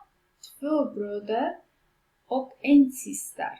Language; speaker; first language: Swedish; non-native, fluent; Pashto